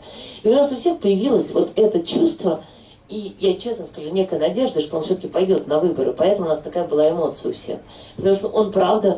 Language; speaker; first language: Russian; native; Russian